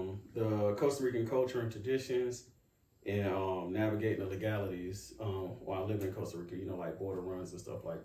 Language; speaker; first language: English; native; English